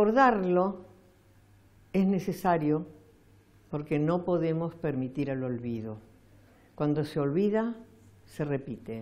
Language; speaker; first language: Spanish; native; Spanish